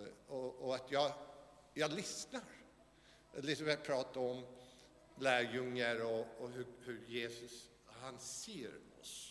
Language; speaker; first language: Swedish; non-native, fluent; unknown